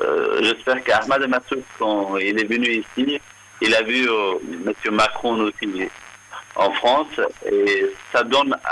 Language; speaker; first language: French; non-native, fluent; Persian